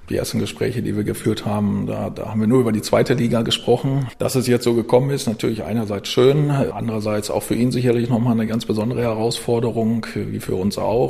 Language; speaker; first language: German; native; German